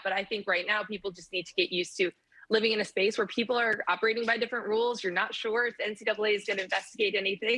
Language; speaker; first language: English; native; English